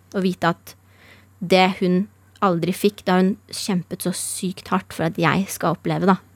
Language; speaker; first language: Norwegian; early bilingual, other home language; Persian